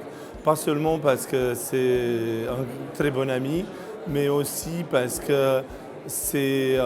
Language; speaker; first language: French; non-native, fluent; Romanian